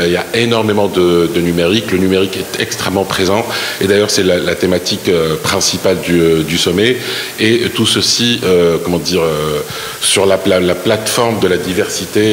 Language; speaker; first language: French; non-native, local second language; Arabic